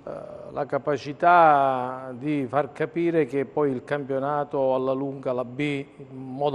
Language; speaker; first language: Italian; native; Italian